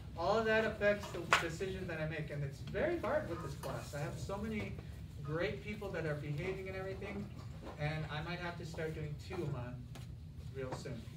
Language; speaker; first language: English; native; English